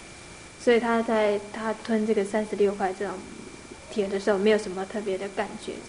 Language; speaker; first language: Chinese; native; Chinese